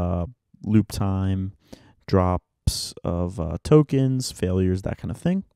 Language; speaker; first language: English; native; English